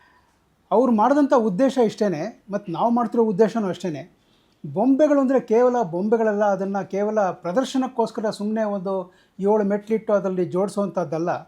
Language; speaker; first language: Kannada; native; Kannada